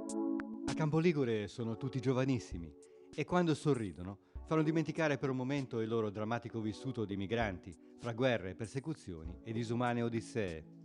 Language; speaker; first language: Italian; native; Italian